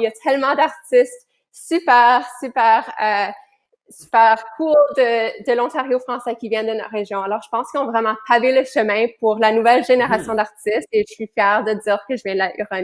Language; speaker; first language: French; native; French